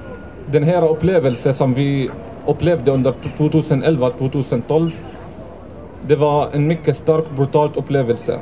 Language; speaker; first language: Swedish; non-native, fluent; Arabic